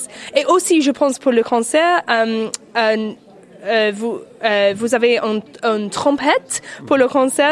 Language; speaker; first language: French; non-native, learner; English